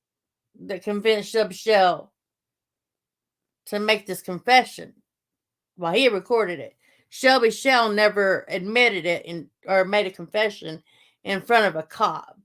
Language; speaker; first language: English; native; English